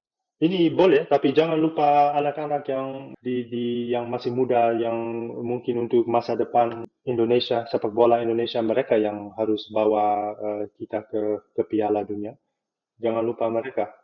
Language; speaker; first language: Indonesian; non-native, fluent; Dutch